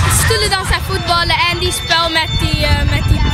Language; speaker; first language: Dutch; early bilingual, other home language; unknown